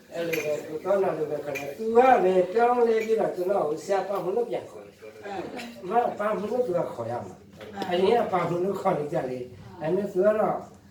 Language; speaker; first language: Burmese; non-native, local second language; Hakha Chin